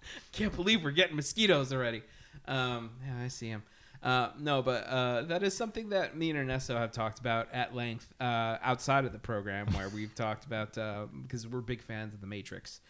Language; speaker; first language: English; early bilingual, other home language; Spanish